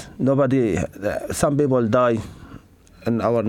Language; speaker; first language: English; non-native, learner; Arabic